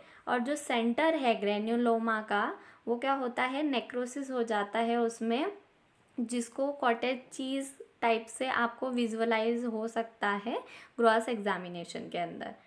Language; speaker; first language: Hindi; native; Hindi